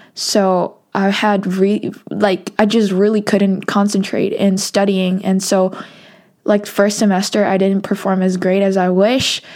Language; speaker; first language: English; non-native, local second language; Cantonese